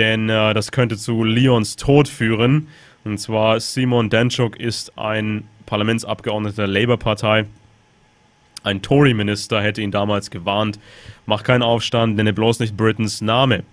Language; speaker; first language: German; native; German